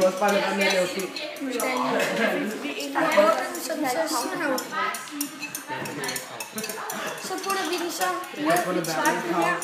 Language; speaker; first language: Danish; native; Danish